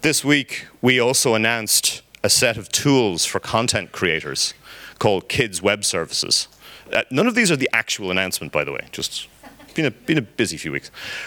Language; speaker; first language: English; native; English